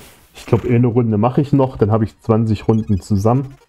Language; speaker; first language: German; native; German